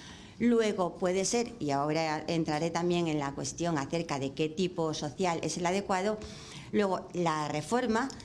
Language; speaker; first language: Spanish; native; Spanish